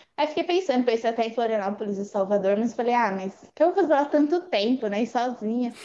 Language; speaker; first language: Portuguese; native; Portuguese